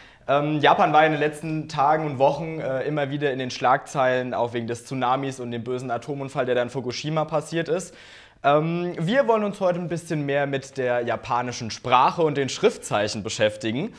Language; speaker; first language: German; native; German